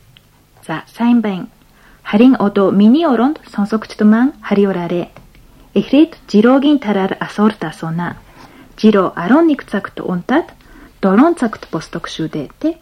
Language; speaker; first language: Mongolian; non-native, fluent; Japanese